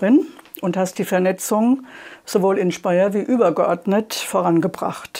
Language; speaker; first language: German; native; German